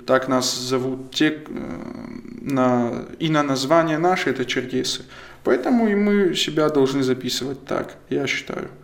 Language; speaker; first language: Russian; non-native, local second language; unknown